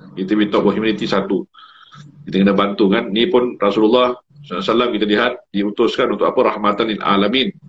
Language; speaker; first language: English; non-native, learner; Malay